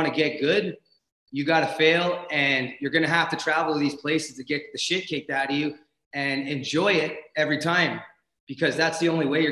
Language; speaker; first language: English; native; English